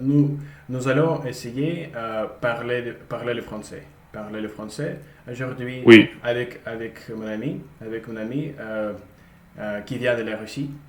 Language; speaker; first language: French; non-native, learner; Russian